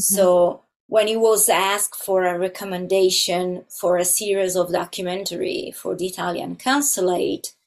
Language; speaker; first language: English; non-native, fluent; Italian